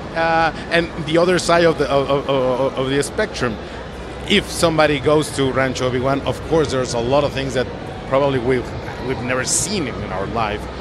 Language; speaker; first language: English; non-native, fluent; Spanish